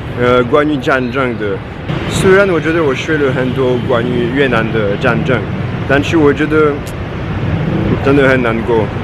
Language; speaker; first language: Chinese; non-native, fluent; French